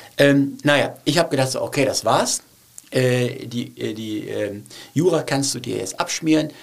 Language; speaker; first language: German; early bilingual, other home language; Turkish